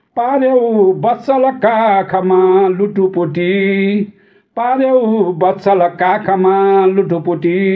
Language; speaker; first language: Nepali; native; Nepali